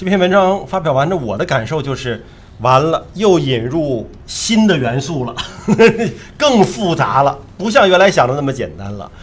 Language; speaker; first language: Chinese; native; Chinese